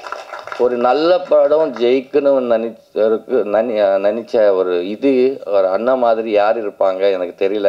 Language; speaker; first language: Tamil; non-native, learner; Telugu